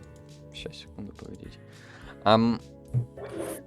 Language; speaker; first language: Russian; native; Russian